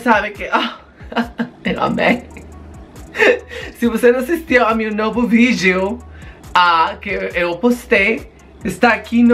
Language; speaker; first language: Portuguese; non-native, learner; Spanish